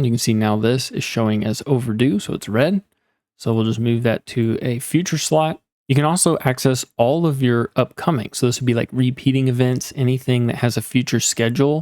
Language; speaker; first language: English; native; English